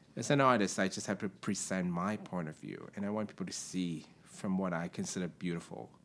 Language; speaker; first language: English; non-native, local second language; Cantonese